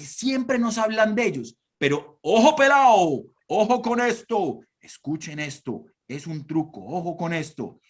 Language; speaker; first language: Spanish; native; Spanish